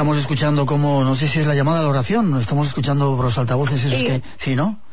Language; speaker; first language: Spanish; native; Spanish